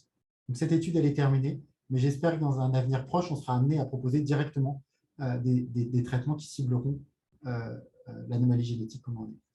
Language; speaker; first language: French; native; French